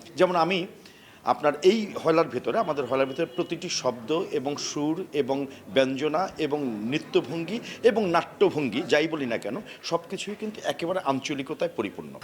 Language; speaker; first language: Bangla; native; Bangla